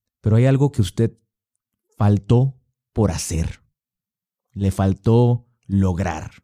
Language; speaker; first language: Spanish; native; Spanish